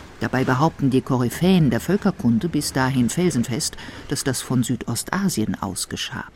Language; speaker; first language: German; native; German